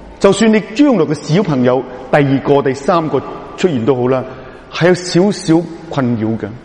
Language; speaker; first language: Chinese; non-native, local second language; Cantonese